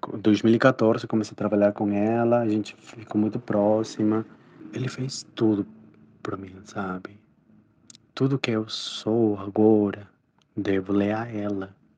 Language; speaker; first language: Portuguese; non-native, fluent; Spanish